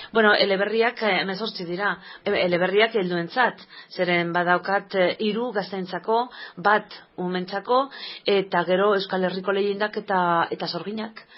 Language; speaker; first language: Basque; non-native, local second language; Spanish